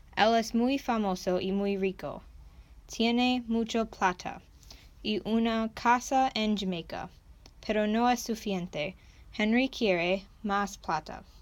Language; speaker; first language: Spanish; non-native, learner; English